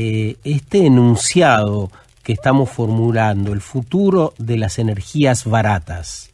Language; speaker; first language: Spanish; native; Spanish